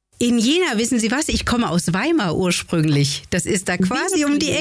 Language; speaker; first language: German; native; German